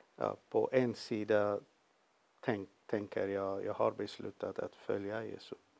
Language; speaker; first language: Swedish; non-native, fluent; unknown